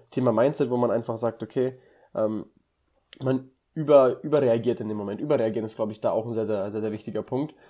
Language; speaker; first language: German; early bilingual, other home language; Russian